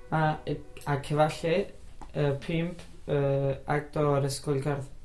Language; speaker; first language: Welsh; non-native, learner; Spanish